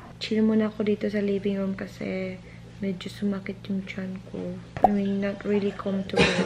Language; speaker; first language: Filipino; native; Filipino